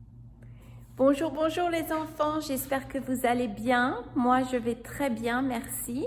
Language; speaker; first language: French; non-native, fluent; English